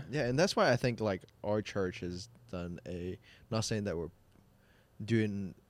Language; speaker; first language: English; non-native, local second language; Cantonese